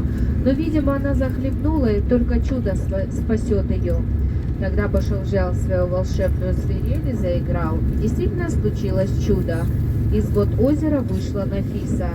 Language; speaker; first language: Russian; native; Russian